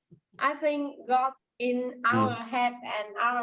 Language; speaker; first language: English; non-native, learner; Vietnamese